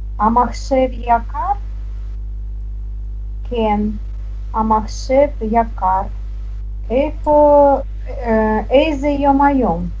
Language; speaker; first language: Hebrew; non-native, learner; Russian